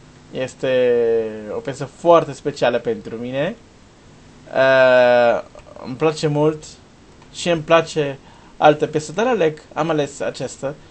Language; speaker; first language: Romanian; non-native, learner; Portuguese